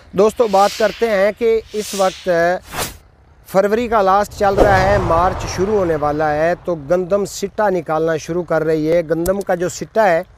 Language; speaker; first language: Urdu; non-native, local second language; Punjabi